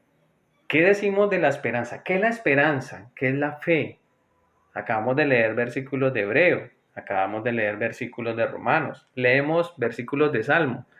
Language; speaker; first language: Spanish; native; Spanish